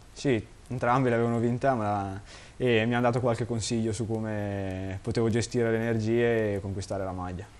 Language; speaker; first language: Italian; native; Italian